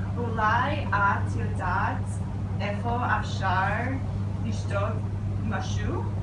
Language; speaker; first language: Hebrew; non-native, learner; English